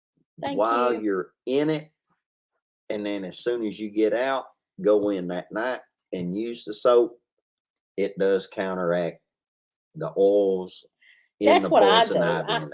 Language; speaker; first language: English; native; English